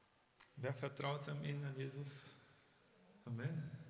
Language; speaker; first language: German; non-native, fluent; Portuguese